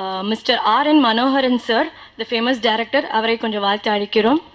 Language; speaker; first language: Tamil; native; Tamil